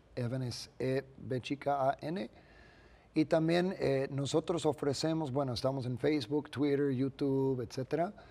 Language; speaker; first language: Spanish; non-native, fluent; English